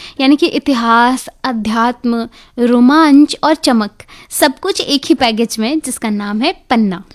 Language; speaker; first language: Hindi; native; Hindi